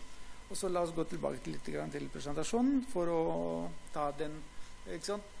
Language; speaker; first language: Norwegian; non-native, fluent; Greek